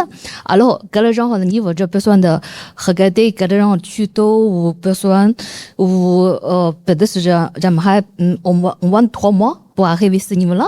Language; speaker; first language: French; non-native, learner; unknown